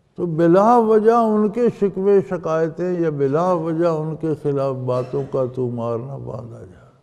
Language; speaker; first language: Urdu; non-native, local second language; Punjabi